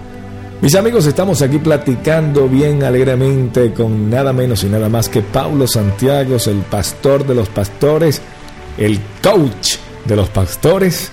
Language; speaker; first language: Spanish; native; Spanish